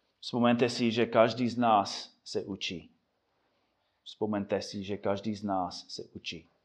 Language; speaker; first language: Czech; non-native, fluent; English